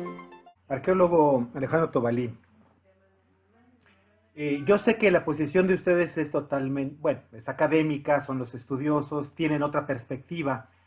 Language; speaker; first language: Spanish; native; Spanish